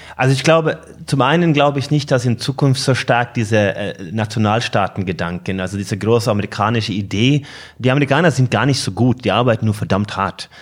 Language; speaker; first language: German; non-native, fluent; Norwegian